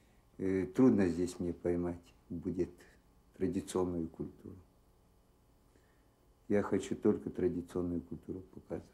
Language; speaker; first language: Russian; non-native, local second language; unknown